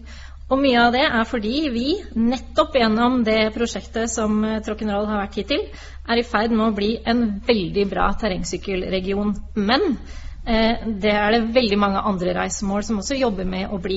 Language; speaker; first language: Norwegian; native; Norwegian